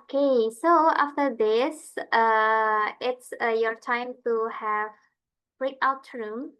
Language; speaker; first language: English; non-native, fluent; Indonesian